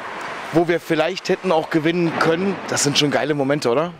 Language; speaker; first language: German; native; German